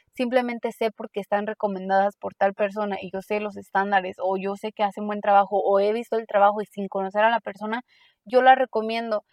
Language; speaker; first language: Spanish; early bilingual, heritage; Spanish